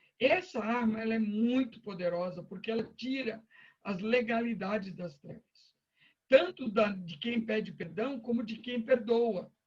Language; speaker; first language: Portuguese; native; Portuguese